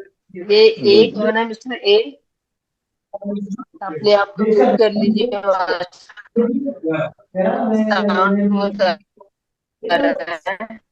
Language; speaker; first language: Hindi; native; Hindi